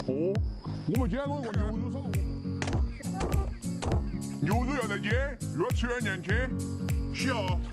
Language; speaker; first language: Chinese; native; Chinese